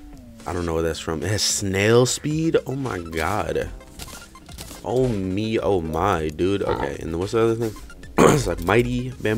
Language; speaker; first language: English; native; English